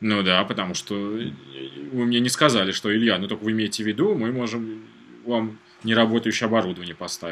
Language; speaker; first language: Russian; native; Russian